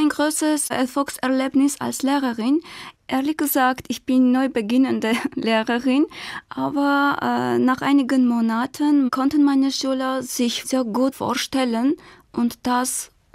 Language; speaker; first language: German; non-native, fluent; Armenian